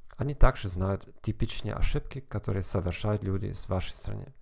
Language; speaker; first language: Russian; non-native, learner; German